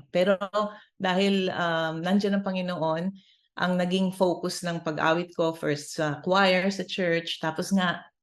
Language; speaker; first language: Filipino; native; Filipino